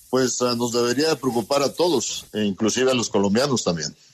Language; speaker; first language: Spanish; native; Spanish